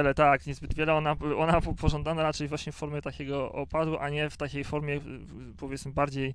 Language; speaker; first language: Polish; native; Polish